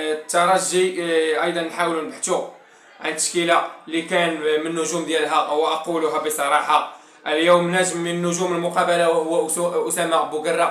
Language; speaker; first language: Arabic; native; Arabic